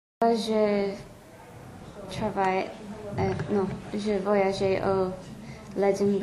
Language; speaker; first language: French; non-native, learner; English